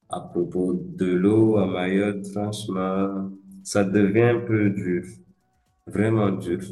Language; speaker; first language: French; early bilingual, other home language; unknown